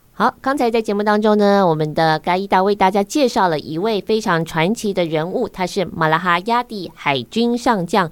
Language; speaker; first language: Chinese; native; Chinese